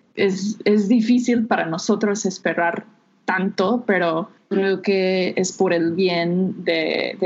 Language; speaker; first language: Spanish; non-native, fluent; English